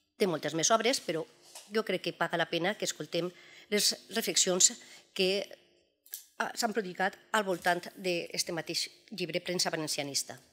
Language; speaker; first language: Catalan; native; Catalan